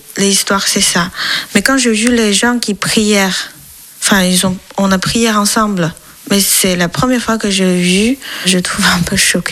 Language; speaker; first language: French; non-native, learner; Chinese